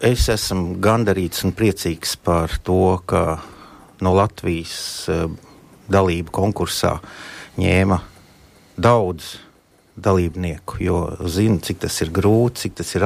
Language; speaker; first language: Latvian; native; Latvian